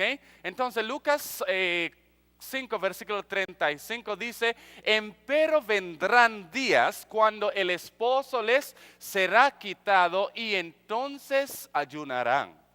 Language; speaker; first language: Spanish; non-native, fluent; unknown